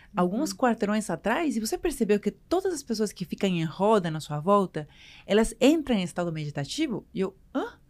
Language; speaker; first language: Portuguese; non-native, fluent; Spanish